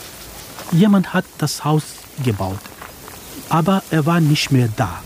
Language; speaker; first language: German; non-native, fluent; Kurdish